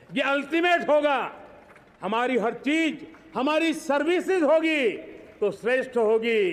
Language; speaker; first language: Hindi; non-native, local second language; Gujarati